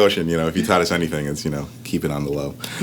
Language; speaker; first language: English; native; English